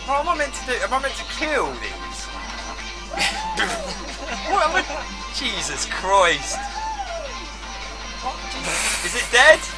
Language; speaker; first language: English; native; English